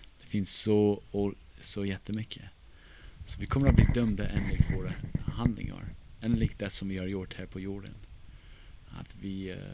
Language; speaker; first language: Swedish; non-native, fluent; English